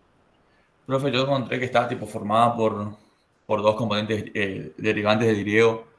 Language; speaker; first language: Spanish; native; Spanish